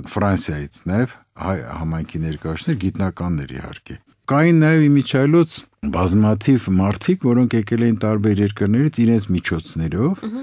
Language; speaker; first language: Armenian; native; Armenian